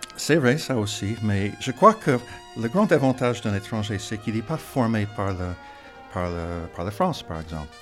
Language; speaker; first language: French; non-native, fluent; English